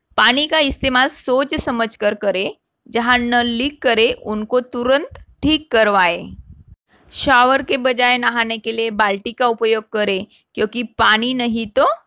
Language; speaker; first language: Hindi; non-native, local second language; Marathi